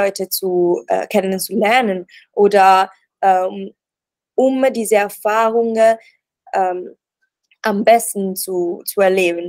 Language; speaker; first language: German; non-native, learner; Italian